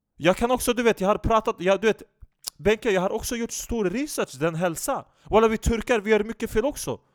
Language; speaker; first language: Swedish; non-native, fluent; Turkish